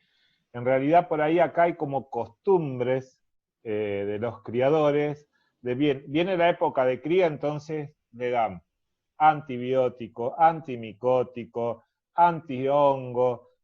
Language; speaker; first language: Spanish; native; Spanish